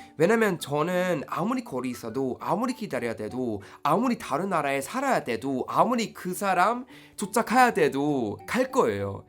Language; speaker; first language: Korean; non-native, fluent; Swedish